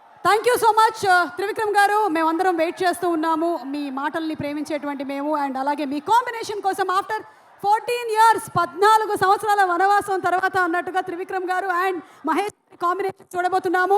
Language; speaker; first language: Telugu; native; Telugu